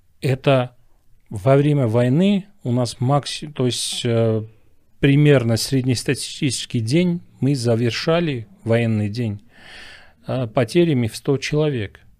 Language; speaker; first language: Russian; non-native, local second language; Armenian